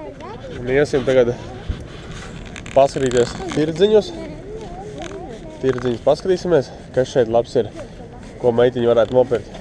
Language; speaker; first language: Latvian; native; Latvian